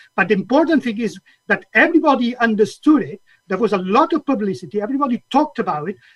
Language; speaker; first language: English; non-native, fluent; Catalan